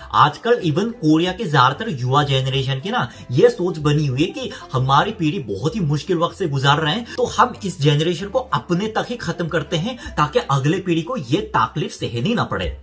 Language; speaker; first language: Hindi; non-native, fluent; Korean